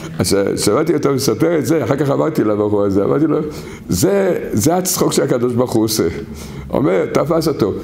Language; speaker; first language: Hebrew; native; Hebrew